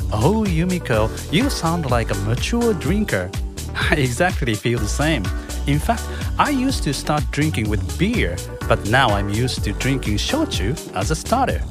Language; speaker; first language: English; non-native, fluent; Japanese